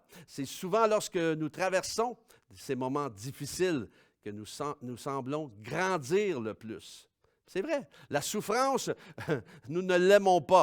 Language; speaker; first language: French; native; French